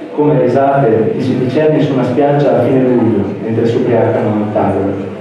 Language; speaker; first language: Italian; native; Italian